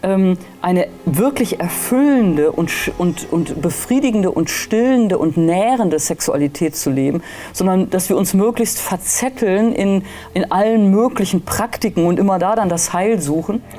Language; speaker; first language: German; native; German